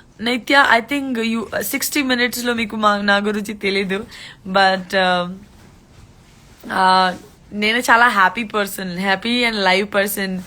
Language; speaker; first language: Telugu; non-native, local second language; Gujarati